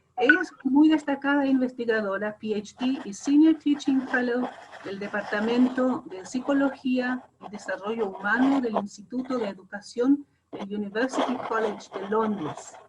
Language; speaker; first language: Spanish; non-native, fluent; German